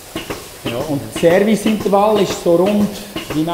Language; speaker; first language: German; native; German